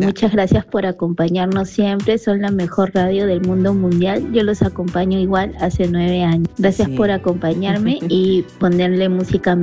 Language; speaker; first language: Spanish; native; Spanish